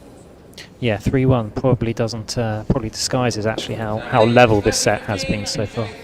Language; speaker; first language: English; native; English